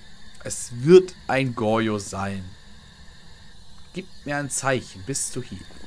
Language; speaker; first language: German; native; German